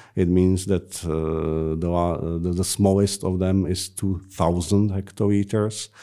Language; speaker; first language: English; non-native, fluent; Czech